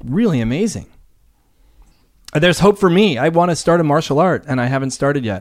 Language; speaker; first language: English; native; English